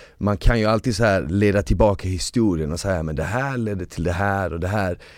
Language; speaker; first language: Swedish; early bilingual, other home language; Bosnian